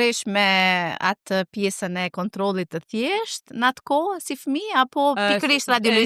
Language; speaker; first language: Albanian; native; Albanian